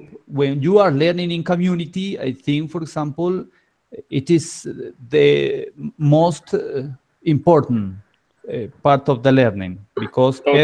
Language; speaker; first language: English; non-native, learner; Spanish